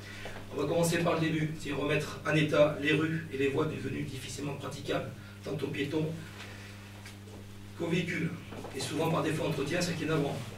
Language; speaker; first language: French; native; French